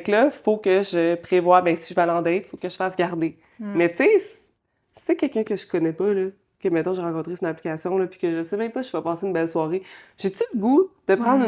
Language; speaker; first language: French; native; French